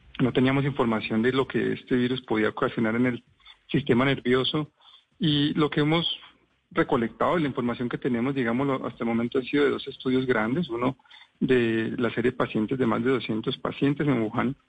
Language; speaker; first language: Spanish; native; Spanish